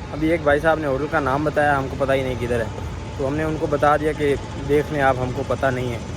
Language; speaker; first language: Urdu; non-native, local second language; Punjabi